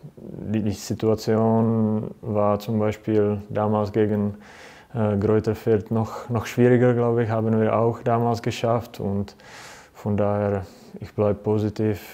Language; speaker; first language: German; non-native, fluent; Czech